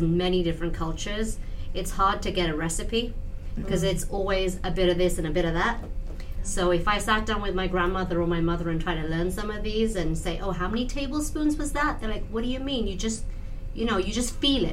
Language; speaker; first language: English; non-native, local second language; Punjabi